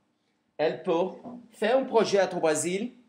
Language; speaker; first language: French; non-native, learner; Portuguese